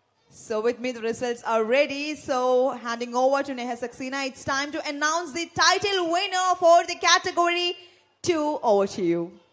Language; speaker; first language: English; non-native, local second language; Malayalam